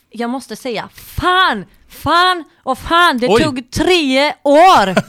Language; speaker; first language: Swedish; non-native, fluent; Greek